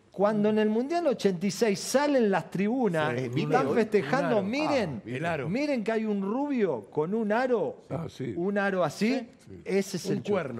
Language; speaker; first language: Spanish; native; Spanish